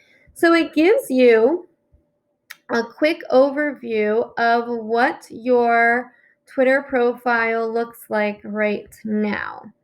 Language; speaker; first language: English; native; English